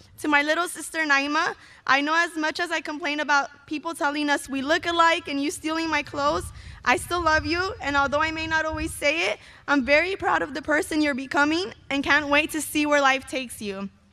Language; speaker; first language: English; early bilingual, other home language; Spanish